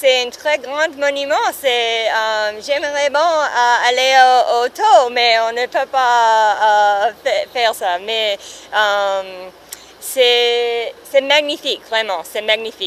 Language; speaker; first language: French; non-native, learner; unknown